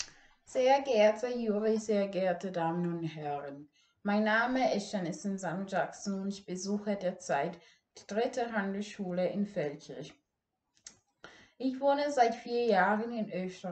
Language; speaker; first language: German; non-native, fluent; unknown